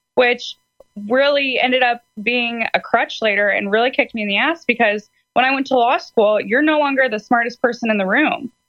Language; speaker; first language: English; native; English